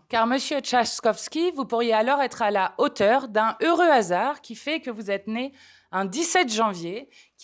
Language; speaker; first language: French; native; French